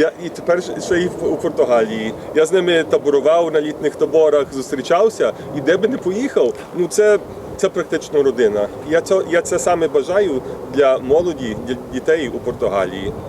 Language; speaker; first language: Ukrainian; early bilingual, heritage; Ukrainian